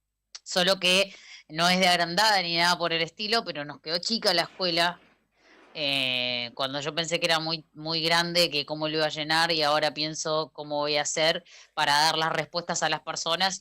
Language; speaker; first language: Spanish; native; Spanish